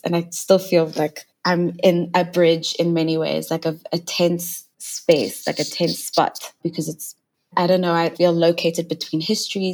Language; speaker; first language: English; non-native, local second language; Southern Sotho